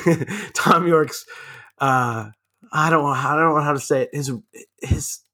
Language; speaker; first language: English; early bilingual, other home language; German